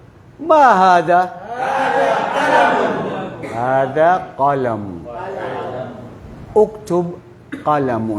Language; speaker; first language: Arabic; non-native, fluent; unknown